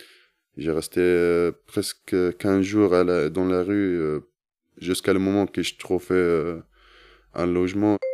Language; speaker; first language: French; non-native, learner; Arabic